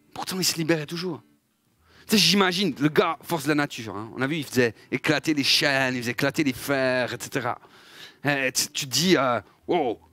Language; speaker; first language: French; native; French